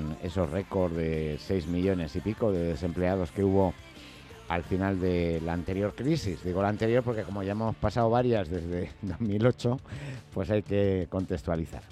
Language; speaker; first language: Spanish; native; Spanish